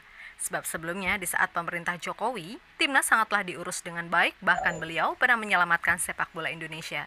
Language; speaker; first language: Indonesian; native; Indonesian